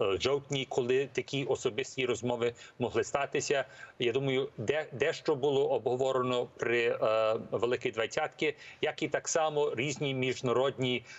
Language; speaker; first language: Ukrainian; early bilingual, heritage; English